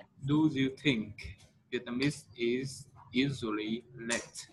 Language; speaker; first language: English; non-native, fluent; Vietnamese